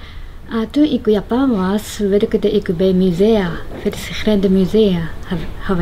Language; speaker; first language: Dutch; non-native, learner; Japanese